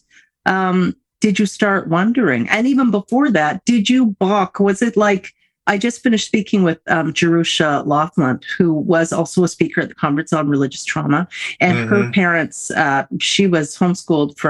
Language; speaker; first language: English; native; English